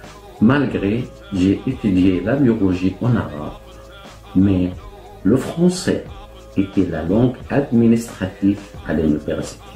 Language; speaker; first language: French; non-native, fluent; Arabic